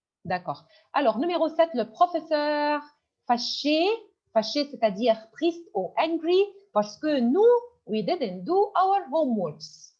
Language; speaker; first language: French; non-native, fluent; Arabic